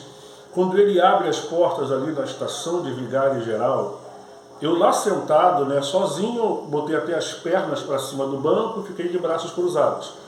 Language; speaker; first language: Portuguese; native; Portuguese